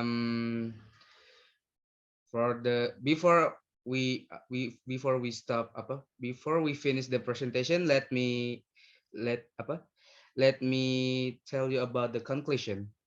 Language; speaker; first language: English; non-native, learner; Indonesian